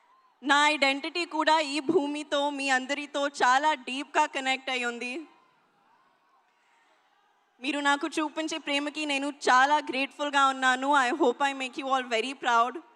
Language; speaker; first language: Telugu; non-native, learner; Hindi